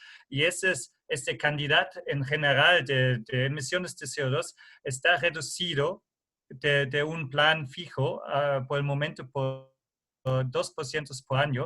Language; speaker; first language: Spanish; non-native, fluent; German